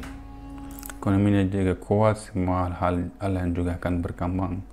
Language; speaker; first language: Indonesian; non-native, fluent; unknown